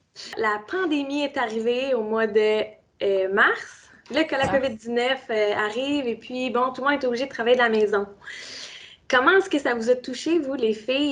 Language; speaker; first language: French; native; French